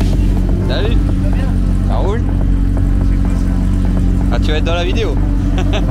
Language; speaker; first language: French; native; French